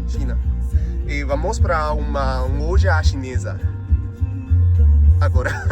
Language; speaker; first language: Portuguese; non-native, learner; Chinese